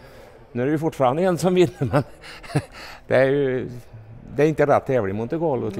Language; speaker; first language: Swedish; native; Swedish